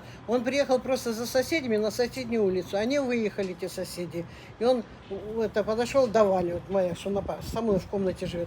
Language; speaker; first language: Russian; native; Russian